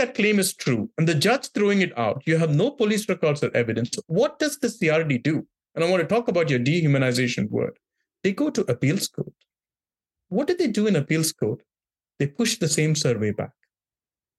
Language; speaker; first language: English; non-native, local second language; Tamil